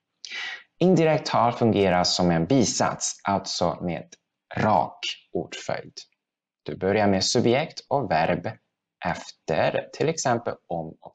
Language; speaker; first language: Swedish; non-native, fluent; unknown